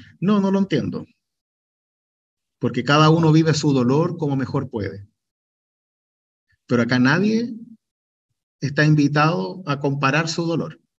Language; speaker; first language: Spanish; native; Spanish